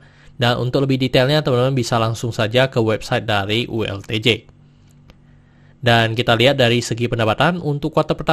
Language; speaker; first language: Indonesian; native; Indonesian